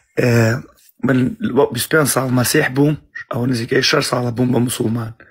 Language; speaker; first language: Central Kurdish; early bilingual, heritage; Central Kurdish